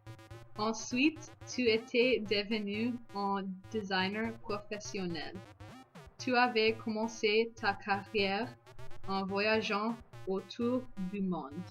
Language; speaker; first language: French; non-native, learner; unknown